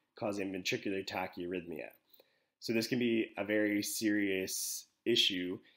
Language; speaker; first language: English; native; English